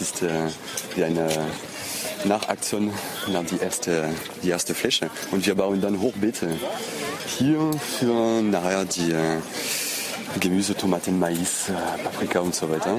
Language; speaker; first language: German; non-native, fluent; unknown